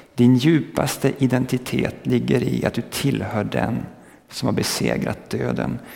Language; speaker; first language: Swedish; early bilingual, other home language; French